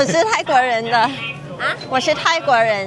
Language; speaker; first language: Chinese; non-native, learner; Thai